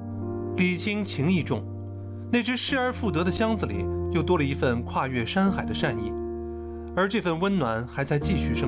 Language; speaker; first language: Chinese; native; Chinese